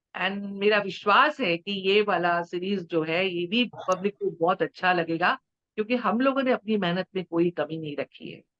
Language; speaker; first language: Hindi; native; Hindi